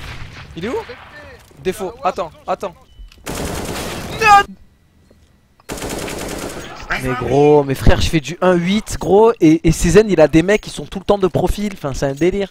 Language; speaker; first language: French; native; French